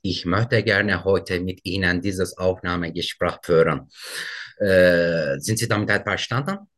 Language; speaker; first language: German; non-native, learner; Turkish